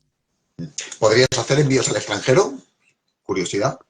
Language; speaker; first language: Spanish; native; Spanish